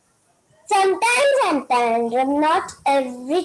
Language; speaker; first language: English; non-native, learner; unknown